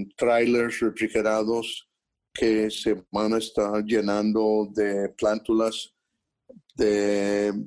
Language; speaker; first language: Spanish; early bilingual, heritage; Spanish